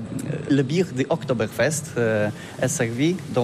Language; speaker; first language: French; non-native, learner; Polish